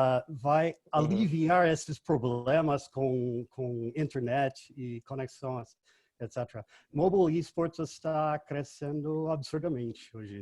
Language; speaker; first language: Portuguese; non-native, fluent; English